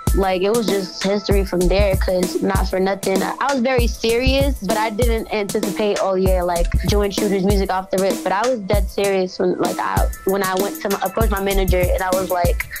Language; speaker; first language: English; native; English